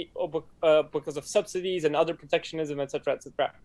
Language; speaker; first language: English; non-native, fluent; Dutch